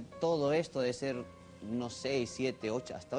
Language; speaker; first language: Spanish; native; Spanish